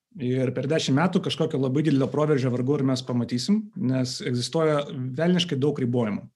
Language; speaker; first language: Lithuanian; non-native, local second language; Russian